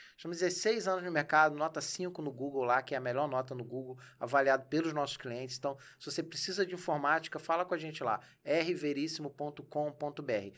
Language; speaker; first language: Portuguese; native; Portuguese